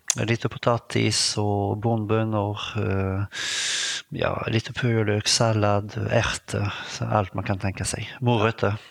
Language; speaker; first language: Swedish; non-native, fluent; French